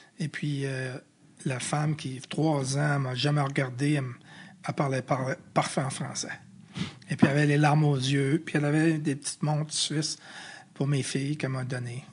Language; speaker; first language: French; early bilingual, other home language; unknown